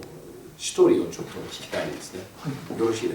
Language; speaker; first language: Japanese; non-native, fluent; Turkish